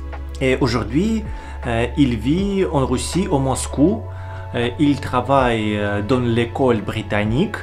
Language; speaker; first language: French; non-native, learner; Russian